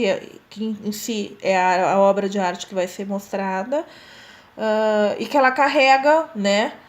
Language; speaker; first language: Portuguese; native; Portuguese